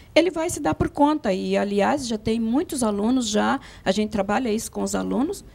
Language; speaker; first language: Portuguese; native; Portuguese